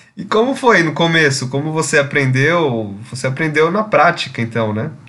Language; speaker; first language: Portuguese; native; Portuguese